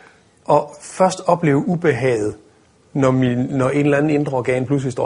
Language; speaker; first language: Danish; native; Danish